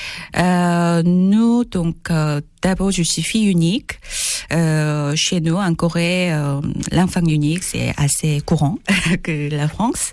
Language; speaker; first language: French; non-native, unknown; Korean